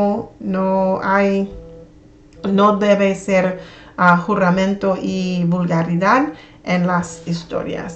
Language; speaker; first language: Spanish; non-native, learner; English